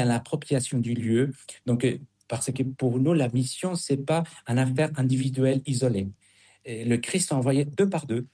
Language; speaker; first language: French; non-native, fluent; Spanish